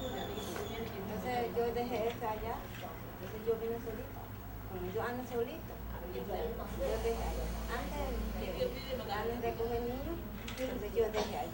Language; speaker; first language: Spanish; non-native, local second language; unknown